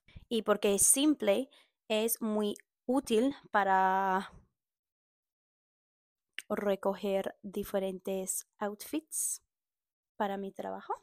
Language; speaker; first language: Spanish; non-native, learner; English